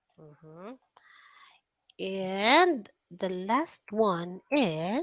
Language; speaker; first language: English; non-native, fluent; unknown